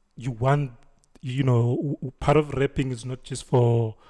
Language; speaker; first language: English; non-native, local second language; Zulu